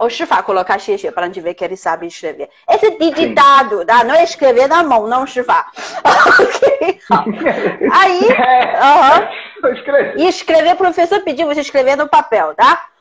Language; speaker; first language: Portuguese; non-native, fluent; Chinese